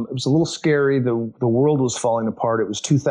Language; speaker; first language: English; native; English